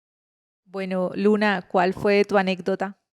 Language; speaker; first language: Spanish; native; Spanish